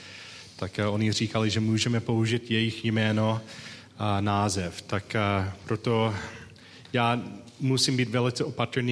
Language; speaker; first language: Czech; non-native, learner; English